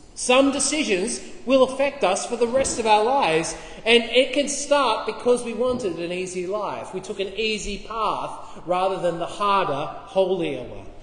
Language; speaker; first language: English; native; English